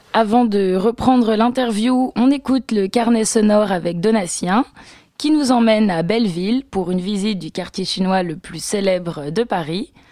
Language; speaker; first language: French; native; French